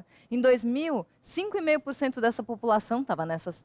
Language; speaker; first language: Portuguese; native; Portuguese